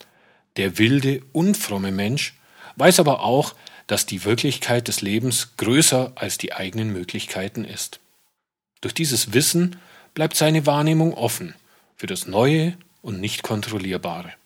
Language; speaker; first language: German; native; German